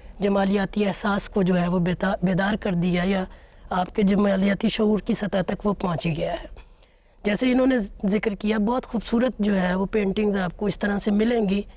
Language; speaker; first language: Urdu; native; Urdu